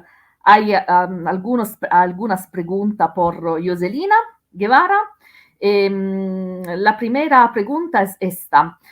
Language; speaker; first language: Spanish; non-native, learner; Italian